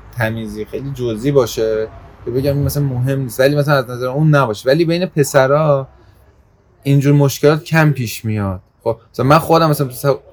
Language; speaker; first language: Persian; non-native, local second language; Azerbaijani